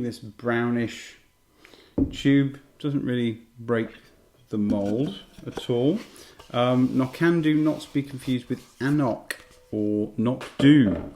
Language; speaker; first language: English; native; English